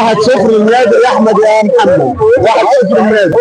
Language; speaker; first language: Arabic; native; Arabic